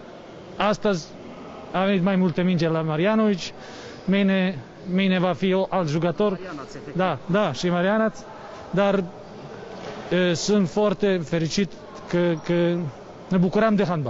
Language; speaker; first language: Romanian; non-native, fluent; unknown